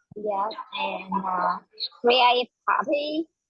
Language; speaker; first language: English; non-native, learner; Vietnamese